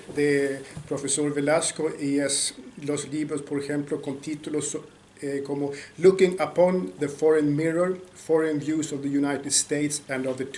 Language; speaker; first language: Spanish; non-native, fluent; Swedish